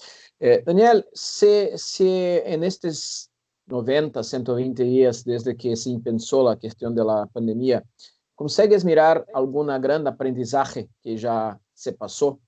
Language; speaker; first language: Spanish; non-native, fluent; Portuguese